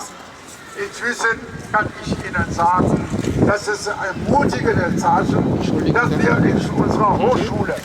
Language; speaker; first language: German; non-native, learner; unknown